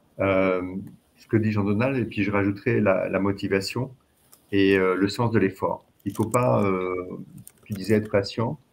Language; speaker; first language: French; native; French